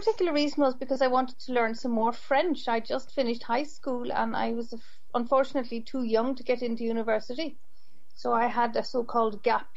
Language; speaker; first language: English; native; English